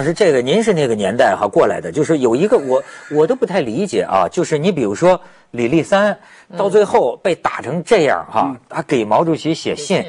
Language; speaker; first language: Chinese; native; Chinese